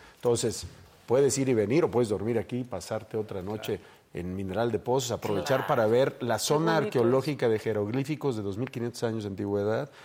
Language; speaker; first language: Spanish; native; Spanish